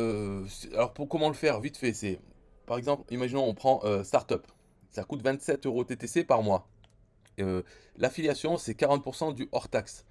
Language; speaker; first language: French; native; French